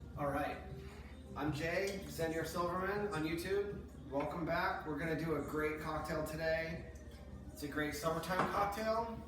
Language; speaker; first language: English; native; English